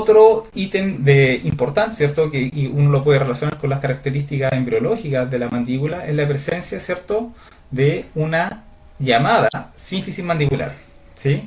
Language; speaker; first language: Spanish; native; Spanish